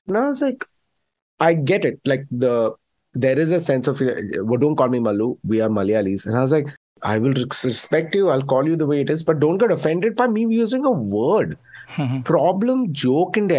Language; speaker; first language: English; non-native, local second language; Malayalam